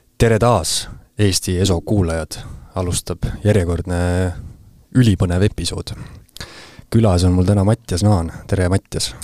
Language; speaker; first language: Estonian; native; Estonian